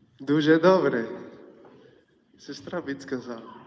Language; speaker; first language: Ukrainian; non-native, fluent; Polish